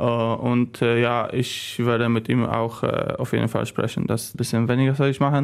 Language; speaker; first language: German; non-native, learner; Polish